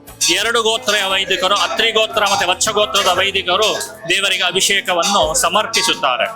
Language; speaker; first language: Kannada; non-native, local second language; Konkani